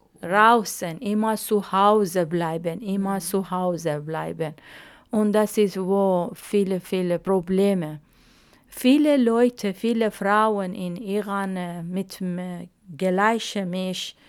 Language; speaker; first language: German; non-native, learner; Arabic